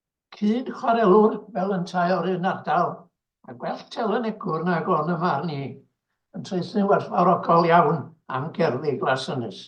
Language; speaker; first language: Welsh; native; Welsh